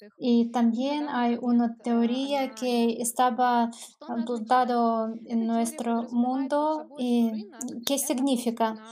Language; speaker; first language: Spanish; non-native, learner; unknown